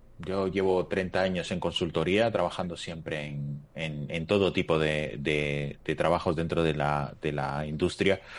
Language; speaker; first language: Spanish; native; Spanish